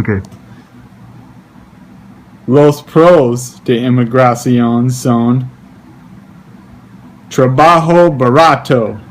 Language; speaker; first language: Spanish; non-native, learner; English